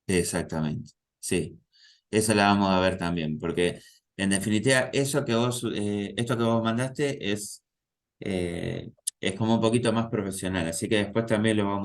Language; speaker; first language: Spanish; native; Spanish